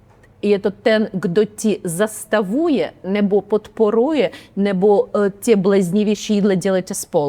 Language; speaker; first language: Czech; non-native, learner; Ukrainian